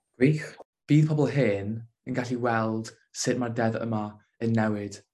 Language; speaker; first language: Welsh; non-native, local second language; English